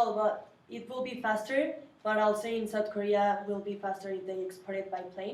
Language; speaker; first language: English; non-native, learner; Spanish